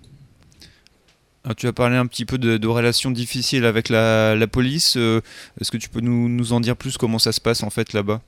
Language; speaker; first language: French; native; French